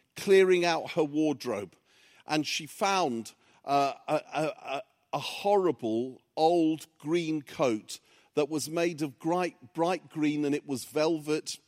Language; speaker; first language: English; early bilingual, other home language; Greek